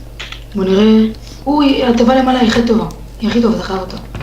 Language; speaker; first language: Hebrew; native; Hebrew